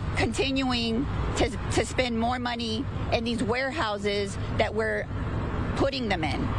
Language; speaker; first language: English; early bilingual, other home language; Spanish